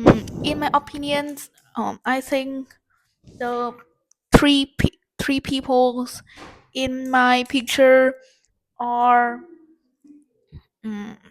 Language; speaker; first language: English; non-native, learner; Vietnamese